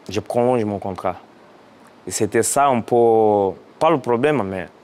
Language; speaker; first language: French; non-native, fluent; Portuguese